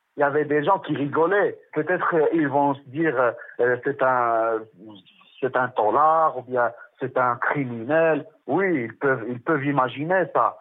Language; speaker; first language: French; non-native, local second language; Arabic